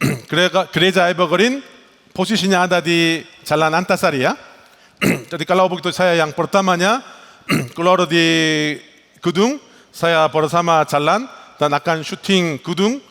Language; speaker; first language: Indonesian; non-native, learner; Korean